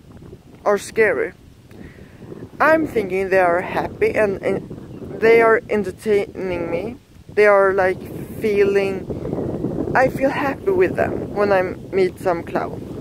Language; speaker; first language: English; non-native, learner; Swedish